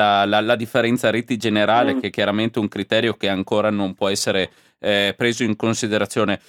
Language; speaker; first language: Italian; native; Italian